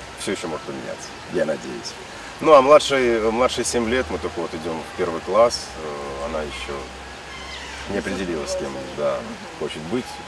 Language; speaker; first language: Russian; native; Russian